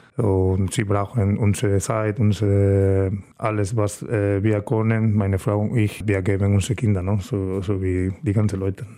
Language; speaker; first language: German; non-native, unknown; Spanish